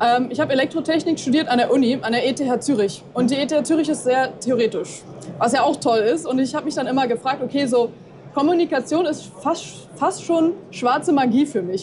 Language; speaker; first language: German; native; German